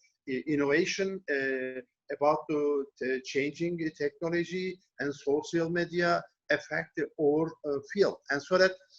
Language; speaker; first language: English; non-native, learner; Turkish